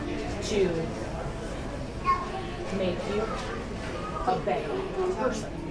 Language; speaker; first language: English; native; English